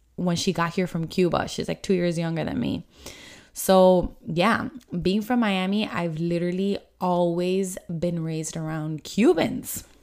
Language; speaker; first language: English; early bilingual, other home language; Spanish